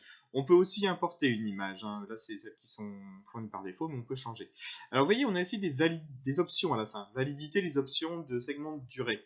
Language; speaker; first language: French; native; French